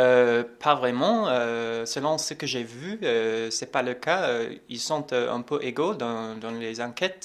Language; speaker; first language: French; non-native, fluent; English